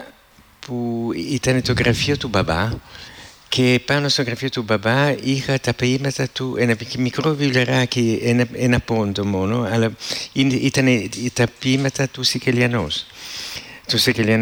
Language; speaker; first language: Greek; non-native, fluent; Italian